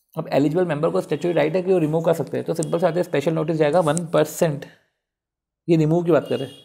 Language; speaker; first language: Hindi; native; Hindi